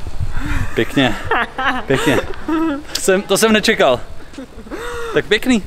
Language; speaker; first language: Czech; native; Czech